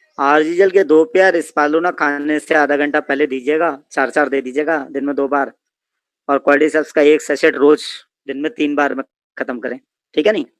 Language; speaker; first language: Hindi; native; Hindi